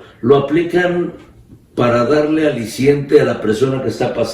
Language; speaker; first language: Spanish; native; Spanish